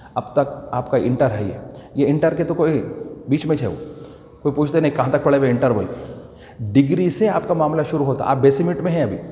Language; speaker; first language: Urdu; native; Urdu